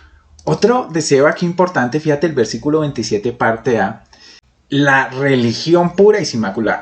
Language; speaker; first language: Spanish; native; Spanish